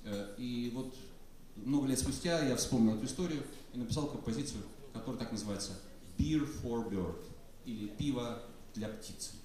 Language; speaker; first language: Russian; native; Russian